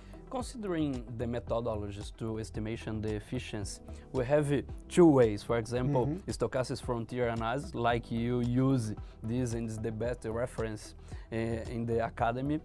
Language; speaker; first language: English; non-native, learner; Portuguese